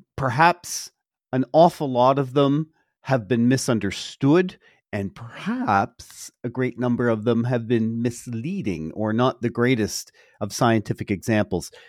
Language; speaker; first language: English; native; English